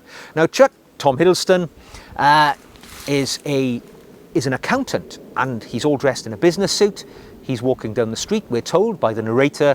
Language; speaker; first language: English; native; English